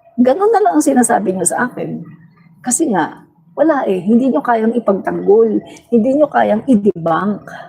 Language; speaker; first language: Filipino; non-native, local second language; Cebuano